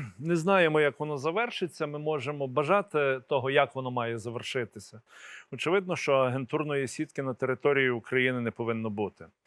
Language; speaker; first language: Ukrainian; native; Ukrainian